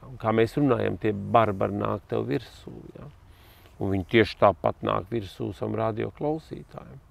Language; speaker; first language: Latvian; native; Latvian